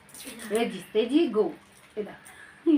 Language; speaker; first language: Arabic; native; Arabic